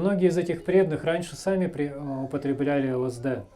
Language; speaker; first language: Russian; native; Russian